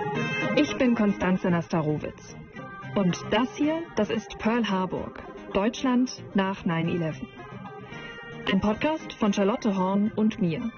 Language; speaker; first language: German; native; German